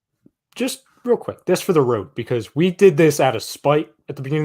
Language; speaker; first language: English; native; English